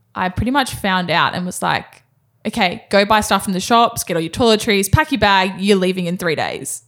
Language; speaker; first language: English; native; English